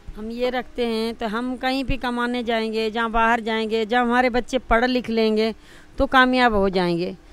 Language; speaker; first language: Urdu; non-native, local second language; Sindhi